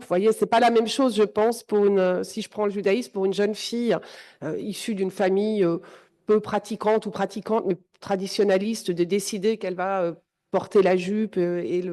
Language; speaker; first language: French; native; French